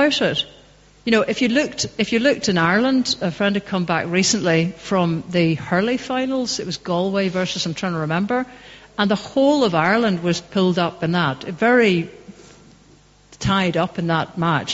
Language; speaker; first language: English; native; English